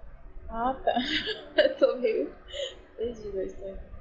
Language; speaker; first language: Portuguese; native; Portuguese